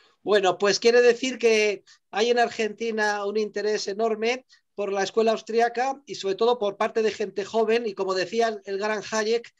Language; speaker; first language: Spanish; native; Spanish